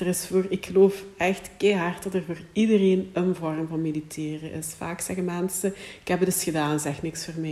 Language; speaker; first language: Dutch; native; Dutch